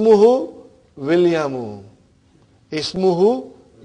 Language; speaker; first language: Arabic; non-native, fluent; English